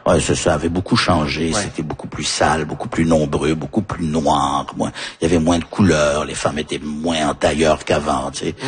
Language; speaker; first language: French; early bilingual, heritage; French